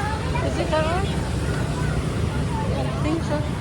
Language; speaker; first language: English; non-native, learner; Indonesian